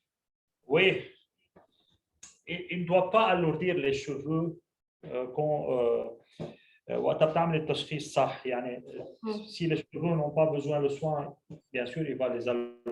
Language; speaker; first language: French; non-native, local second language; Arabic